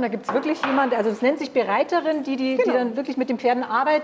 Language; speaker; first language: German; native; German